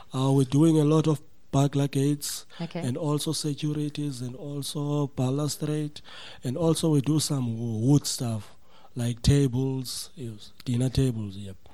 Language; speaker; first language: English; non-native, local second language; Xhosa